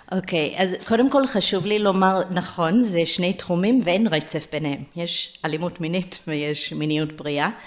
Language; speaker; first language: Hebrew; native; Hebrew